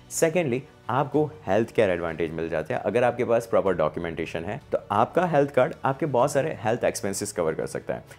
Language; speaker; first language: Hindi; native; Hindi